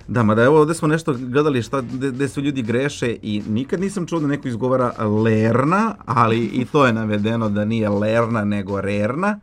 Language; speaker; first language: Serbian; non-native, local second language; Hungarian